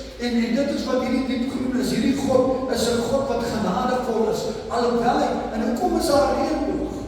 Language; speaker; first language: Afrikaans; non-native, local second language; English